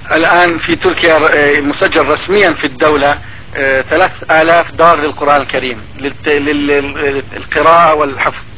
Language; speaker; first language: Arabic; non-native, fluent; Turkish